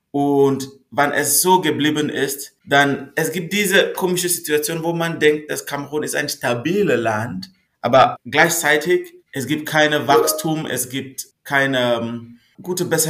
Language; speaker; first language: German; non-native, fluent; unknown